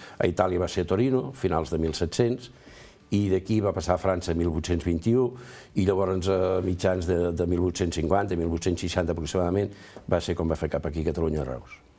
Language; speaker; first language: Catalan; native; Catalan